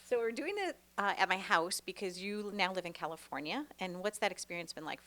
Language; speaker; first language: English; native; English